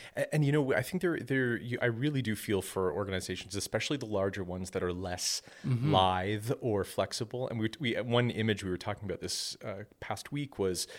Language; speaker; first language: English; native; English